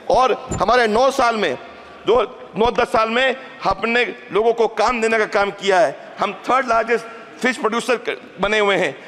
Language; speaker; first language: Hindi; native; Hindi